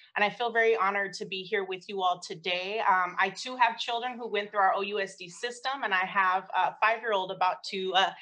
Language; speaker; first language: English; native; English